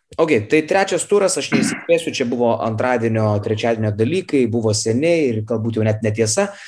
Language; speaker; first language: Lithuanian; native; Lithuanian